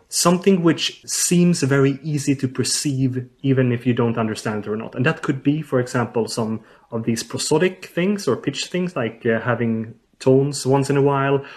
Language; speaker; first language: English; non-native, fluent; Swedish